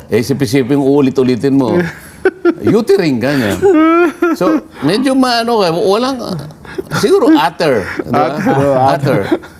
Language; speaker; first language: Filipino; non-native, local second language; Pampanga